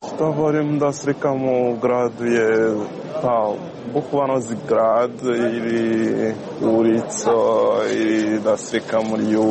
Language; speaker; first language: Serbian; non-native, learner; Rundi